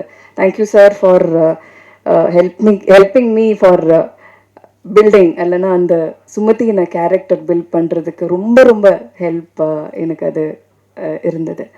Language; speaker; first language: Tamil; non-native, fluent; Malayalam